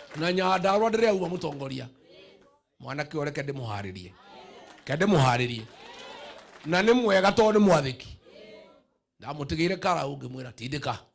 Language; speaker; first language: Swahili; non-native, local second language; Kikuyu